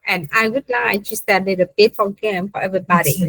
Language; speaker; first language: English; non-native, fluent; Vietnamese